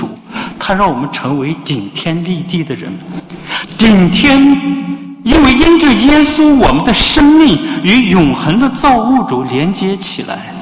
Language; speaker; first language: Chinese; native; Chinese